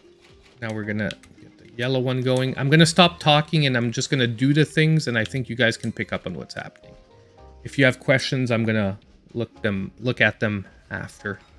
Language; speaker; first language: English; native; English